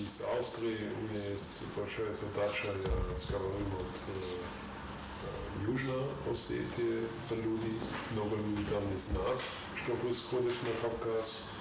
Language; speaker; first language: Russian; non-native, learner; German